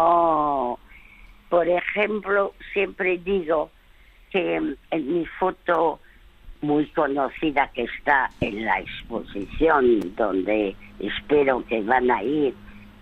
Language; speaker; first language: Spanish; early bilingual, other home language; French